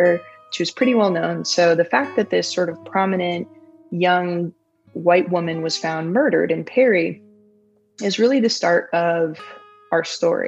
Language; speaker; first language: English; native; English